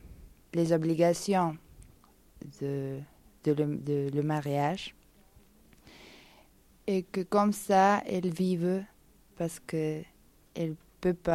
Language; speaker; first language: French; non-native, fluent; Spanish